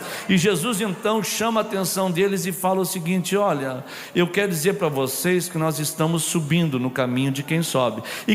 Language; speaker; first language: Portuguese; native; Portuguese